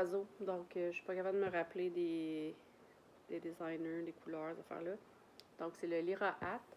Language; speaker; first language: French; native; French